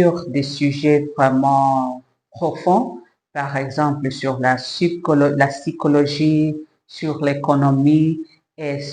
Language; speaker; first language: French; non-native, learner; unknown